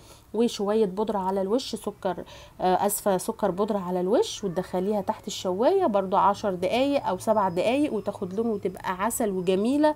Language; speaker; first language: Arabic; native; Arabic